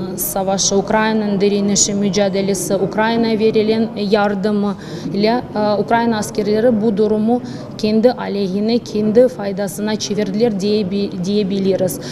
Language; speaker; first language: Turkish; non-native, fluent; Ukrainian